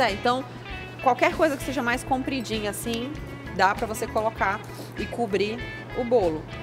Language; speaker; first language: Portuguese; native; Portuguese